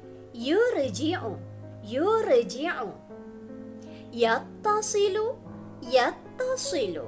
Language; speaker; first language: Arabic; non-native, fluent; Malay